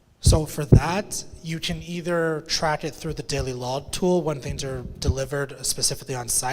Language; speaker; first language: English; native; English